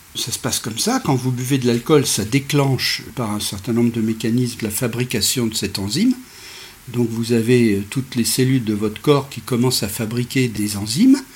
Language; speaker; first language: French; native; French